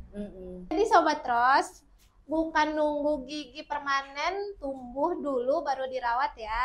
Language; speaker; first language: Indonesian; native; Indonesian